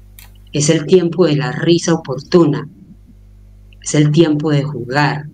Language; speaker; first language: Spanish; native; Spanish